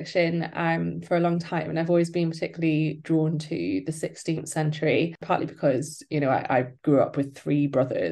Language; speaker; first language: English; native; English